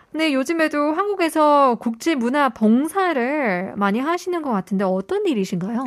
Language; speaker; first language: Korean; native; Korean